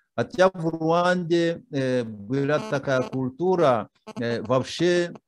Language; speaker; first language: Russian; non-native, fluent; Kinyarwanda